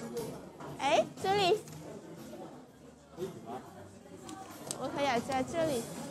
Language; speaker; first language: Chinese; non-native, fluent; Vietnamese